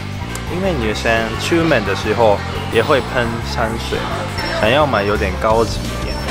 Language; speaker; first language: Chinese; non-native, learner; Japanese